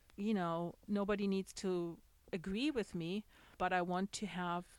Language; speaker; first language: English; non-native, fluent; German